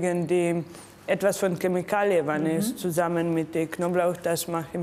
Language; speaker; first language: German; non-native, learner; Croatian